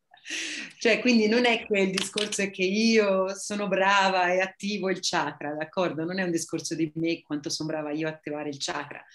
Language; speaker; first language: Italian; native; Italian